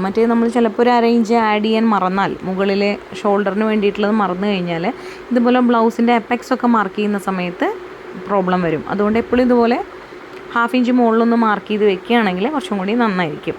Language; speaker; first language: Malayalam; native; Malayalam